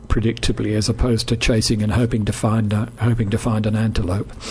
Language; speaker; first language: English; native; English